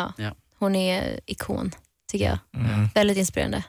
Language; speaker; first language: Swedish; native; Swedish